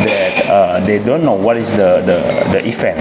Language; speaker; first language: English; non-native, learner; Indonesian